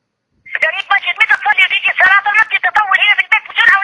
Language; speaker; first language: Arabic; native; Arabic